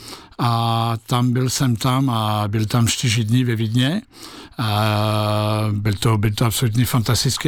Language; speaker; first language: Czech; non-native, learner; French